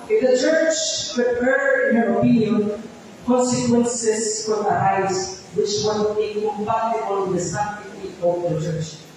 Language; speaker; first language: English; non-native, local second language; Cebuano